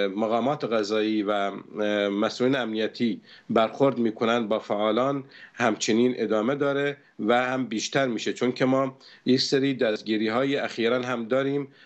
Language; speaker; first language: Persian; non-native, local second language; Arabic